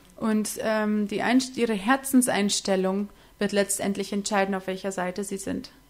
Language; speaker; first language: German; native; German